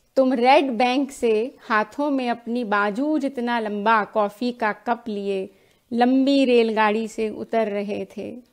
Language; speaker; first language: Hindi; native; Hindi